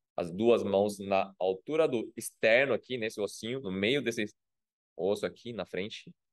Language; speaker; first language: Portuguese; non-native, fluent; Chinese